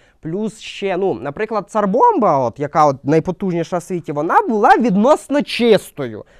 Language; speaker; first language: Ukrainian; non-native, local second language; Russian